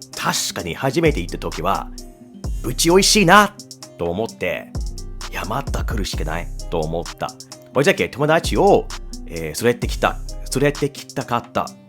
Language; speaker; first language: Japanese; non-native, fluent; English